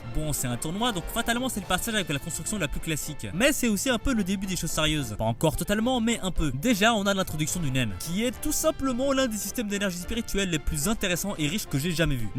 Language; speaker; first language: French; native; French